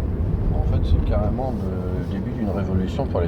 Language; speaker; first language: French; native; French